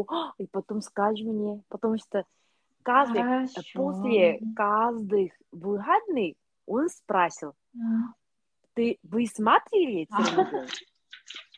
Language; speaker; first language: Russian; non-native, learner; Korean